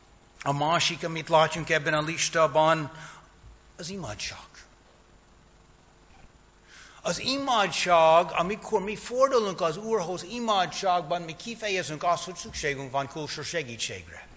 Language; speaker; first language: Hungarian; non-native, fluent; English